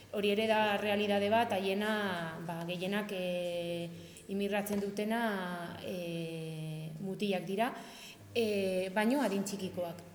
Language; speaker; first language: Basque; non-native, local second language; Spanish